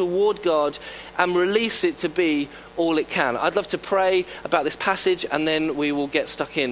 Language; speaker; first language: English; native; English